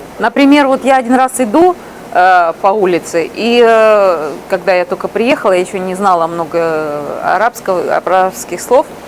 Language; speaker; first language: Russian; native; Russian